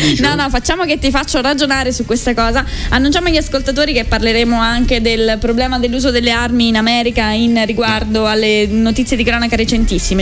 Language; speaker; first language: Italian; native; Italian